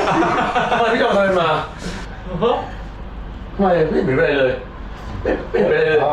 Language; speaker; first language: Thai; native; Thai